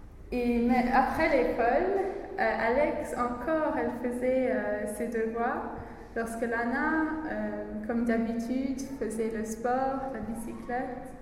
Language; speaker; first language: French; non-native, learner; English